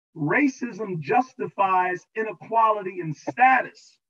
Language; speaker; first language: English; native; English